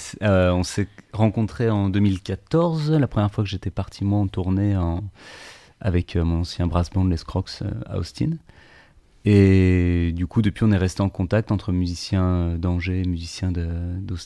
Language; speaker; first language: French; native; French